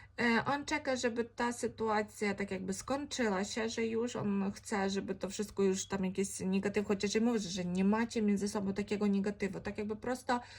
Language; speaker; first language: Polish; non-native, fluent; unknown